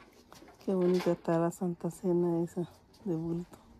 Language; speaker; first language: Spanish; native; Spanish